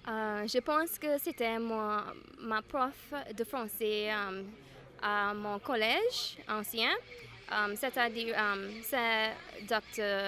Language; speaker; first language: French; non-native, fluent; English